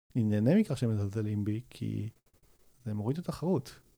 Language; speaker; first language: Hebrew; native; Hebrew